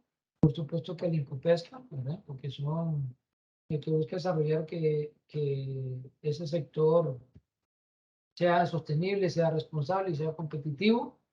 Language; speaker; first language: Spanish; native; Spanish